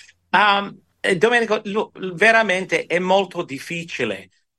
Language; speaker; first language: Italian; early bilingual, heritage; Italian